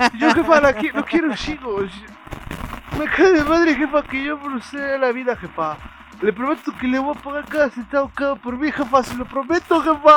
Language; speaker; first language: Spanish; native; Spanish